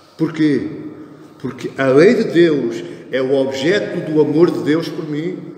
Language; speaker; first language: Portuguese; early bilingual, heritage; Portuguese